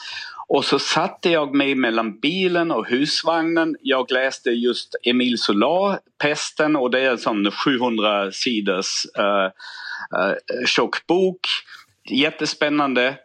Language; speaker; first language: Swedish; non-native, fluent; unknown